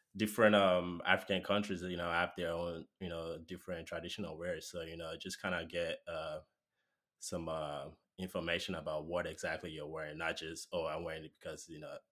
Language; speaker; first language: English; non-native, local second language; Yoruba